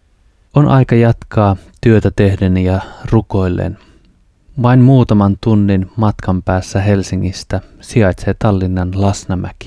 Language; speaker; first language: Finnish; native; Finnish